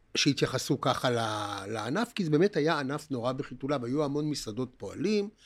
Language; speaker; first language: Hebrew; native; Hebrew